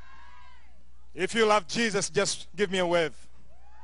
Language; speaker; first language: English; non-native, local second language; Ganda